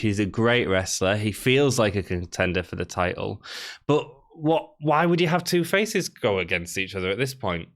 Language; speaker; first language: English; native; English